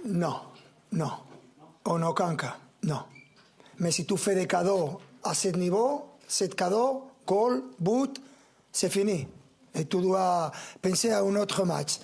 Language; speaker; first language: French; non-native, fluent; Spanish